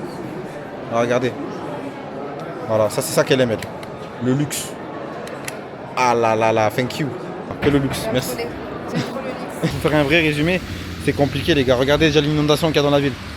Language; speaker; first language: French; native; French